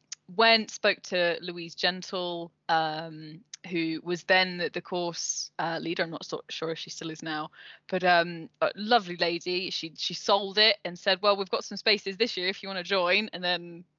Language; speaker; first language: English; native; English